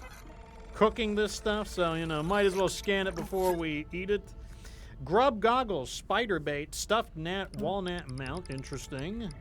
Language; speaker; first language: English; native; English